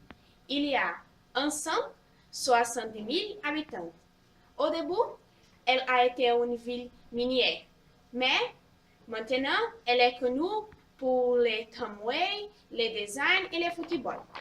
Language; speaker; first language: French; non-native, learner; Portuguese